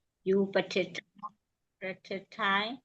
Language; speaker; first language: Thai; non-native, learner; Burmese